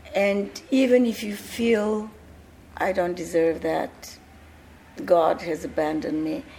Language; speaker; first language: English; early bilingual, other home language; Bulgarian